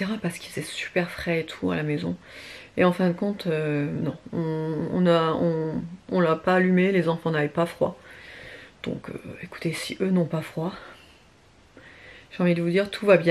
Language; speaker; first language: French; native; French